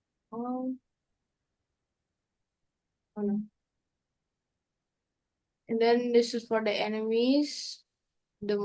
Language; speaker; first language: English; non-native, learner; Indonesian